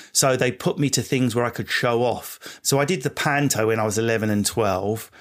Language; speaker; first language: English; native; English